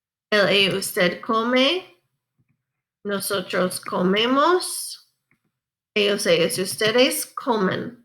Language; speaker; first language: Spanish; non-native, fluent; English